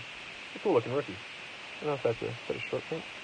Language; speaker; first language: English; native; English